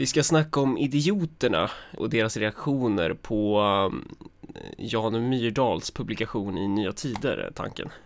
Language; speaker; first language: Swedish; native; Swedish